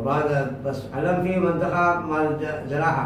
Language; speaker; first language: Arabic; non-native, learner; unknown